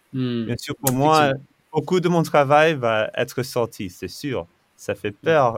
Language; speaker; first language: French; non-native, fluent; English